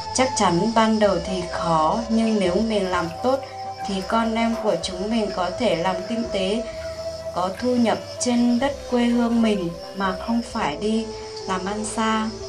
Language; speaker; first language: Vietnamese; non-native, local second language; Iu Mien